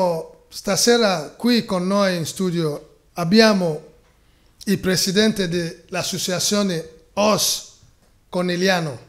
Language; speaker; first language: Italian; non-native, fluent; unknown